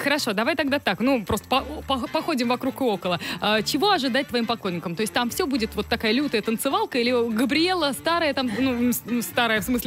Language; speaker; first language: Russian; native; Russian